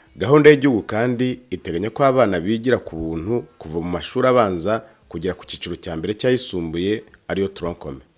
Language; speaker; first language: Kinyarwanda; native; Kinyarwanda